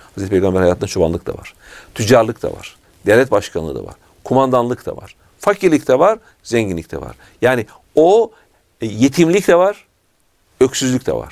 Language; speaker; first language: Turkish; native; Turkish